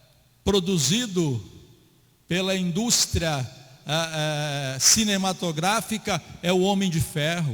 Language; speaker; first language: Portuguese; native; Portuguese